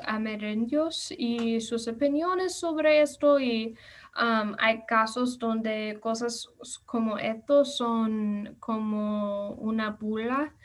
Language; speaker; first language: Spanish; non-native, learner; English